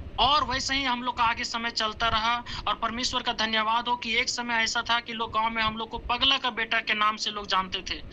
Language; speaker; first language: Hindi; native; Hindi